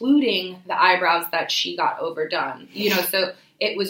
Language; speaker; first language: English; native; English